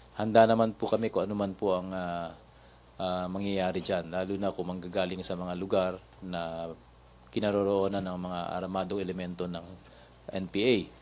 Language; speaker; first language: Filipino; native; Filipino